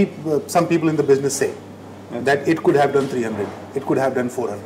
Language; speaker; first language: English; non-native, local second language; Hindi